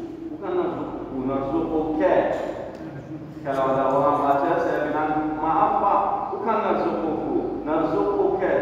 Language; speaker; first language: Indonesian; non-native, learner; Arabic